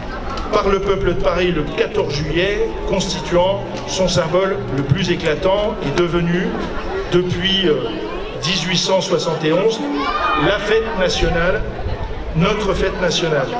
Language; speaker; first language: French; native; French